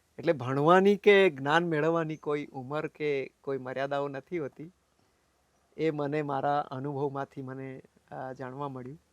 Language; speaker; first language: Gujarati; non-native, local second language; Bhili